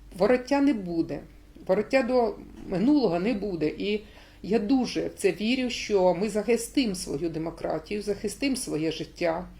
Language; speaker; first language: Ukrainian; native; Ukrainian